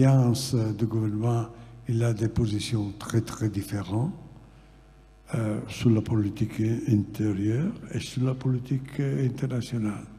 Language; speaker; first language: French; non-native, fluent; Italian